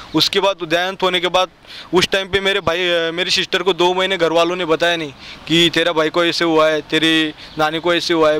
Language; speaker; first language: Hindi; non-native, local second language; Marathi